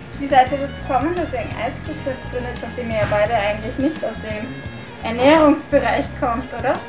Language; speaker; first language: German; native; German